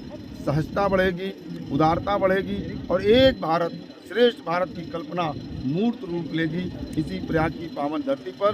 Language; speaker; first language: Hindi; native; Hindi